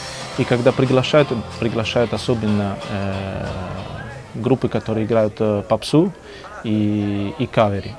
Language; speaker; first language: Russian; non-native, fluent; Italian